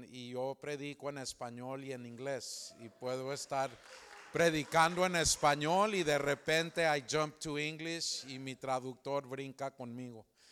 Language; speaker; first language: Spanish; early bilingual, heritage; Spanish